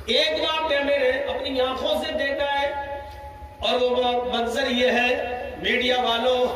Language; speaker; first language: Hindi; native; Hindi